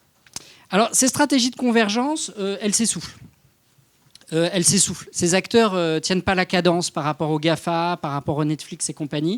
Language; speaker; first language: French; native; French